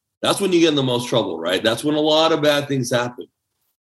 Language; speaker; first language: English; early bilingual, other home language; Chinese